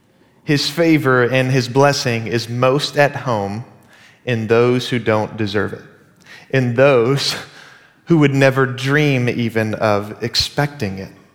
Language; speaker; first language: English; native; English